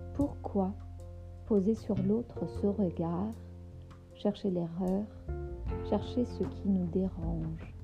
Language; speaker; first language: French; non-native, fluent; German